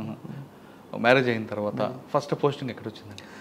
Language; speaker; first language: Telugu; native; Telugu